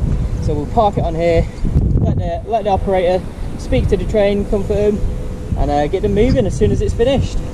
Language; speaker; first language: English; native; English